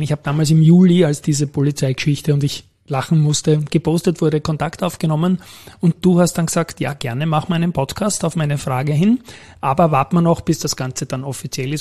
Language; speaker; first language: German; native; German